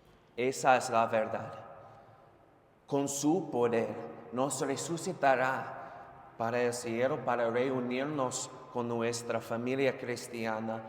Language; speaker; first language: Spanish; non-native, fluent; English